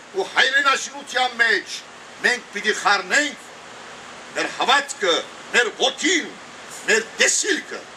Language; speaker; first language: Armenian; early bilingual, heritage; Armenian